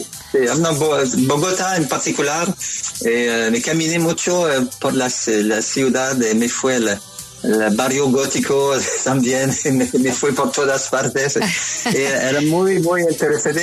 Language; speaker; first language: Spanish; non-native, learner; French